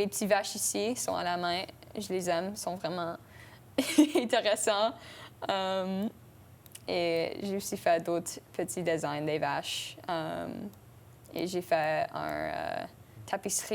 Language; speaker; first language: French; non-native, local second language; English